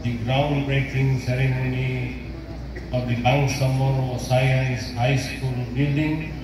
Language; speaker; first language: English; non-native, local second language; Maguindanaon